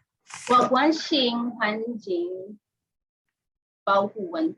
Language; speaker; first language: Chinese; non-native, learner; English